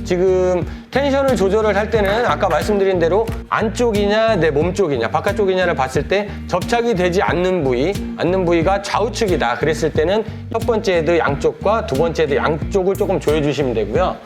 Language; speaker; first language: Korean; native; Korean